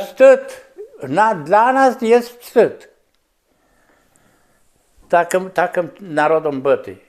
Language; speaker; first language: Polish; non-native, local second language; Rusyn